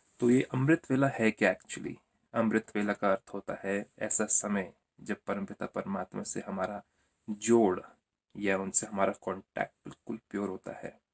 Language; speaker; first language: Hindi; native; Hindi